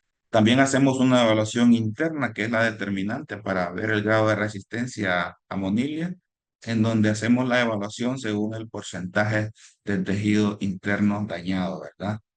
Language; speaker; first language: Spanish; native; Spanish